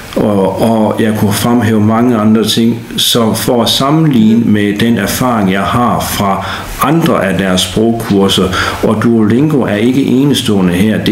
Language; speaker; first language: Danish; native; Danish